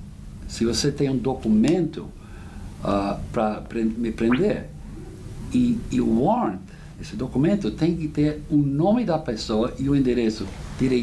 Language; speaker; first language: Portuguese; non-native, fluent; English